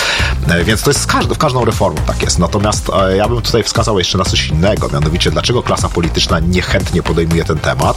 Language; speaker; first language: Polish; native; Polish